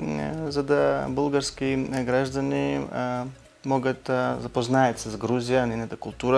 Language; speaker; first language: Bulgarian; non-native, learner; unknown